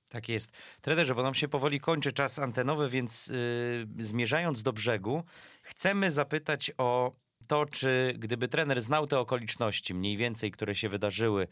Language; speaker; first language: Polish; native; Polish